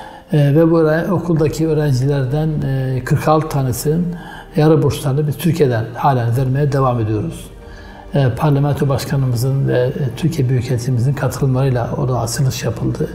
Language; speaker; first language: Turkish; native; Turkish